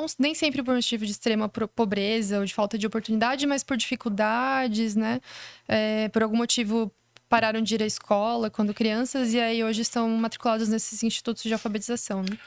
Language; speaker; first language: Portuguese; native; Portuguese